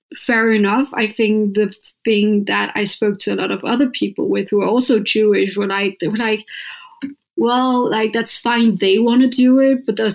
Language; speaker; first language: English; non-native, fluent; Danish